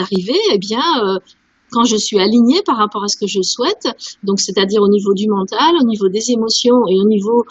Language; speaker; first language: French; native; French